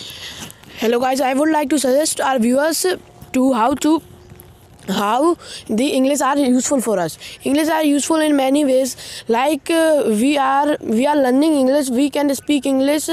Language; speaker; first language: English; non-native, learner; Hindi